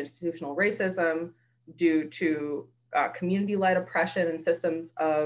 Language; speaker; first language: English; native; English